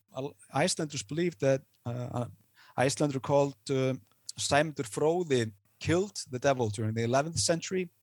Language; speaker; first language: English; non-native, fluent; Icelandic